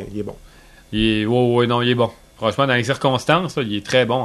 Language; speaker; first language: French; native; French